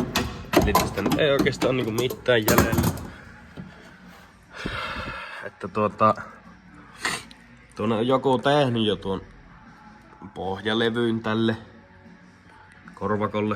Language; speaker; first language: Finnish; native; Finnish